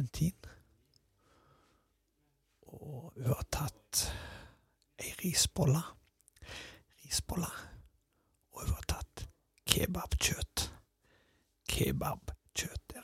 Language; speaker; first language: Norwegian; native; Norwegian